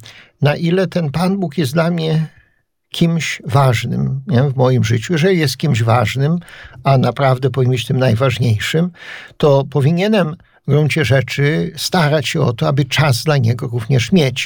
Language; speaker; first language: Polish; native; Polish